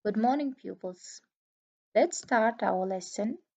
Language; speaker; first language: English; non-native, fluent; Kazakh